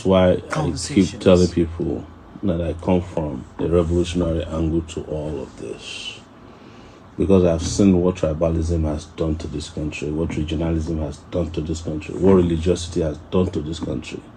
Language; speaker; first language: English; non-native, local second language; Yoruba